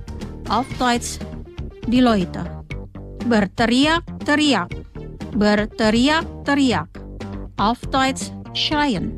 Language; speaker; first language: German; non-native, fluent; Indonesian